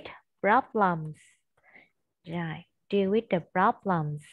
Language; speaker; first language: English; non-native, fluent; Vietnamese